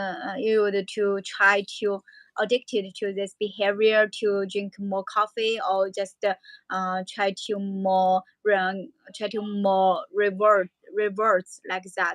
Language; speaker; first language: English; non-native, learner; Chinese